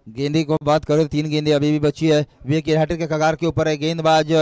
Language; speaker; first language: Hindi; non-native, local second language; Marathi